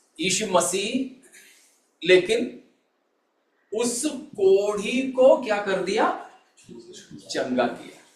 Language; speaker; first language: Hindi; non-native, local second language; Malayalam